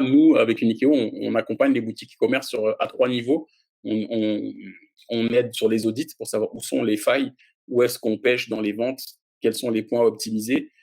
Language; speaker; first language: French; native; French